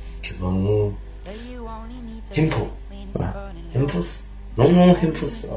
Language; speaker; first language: Korean; non-native, learner; Chinese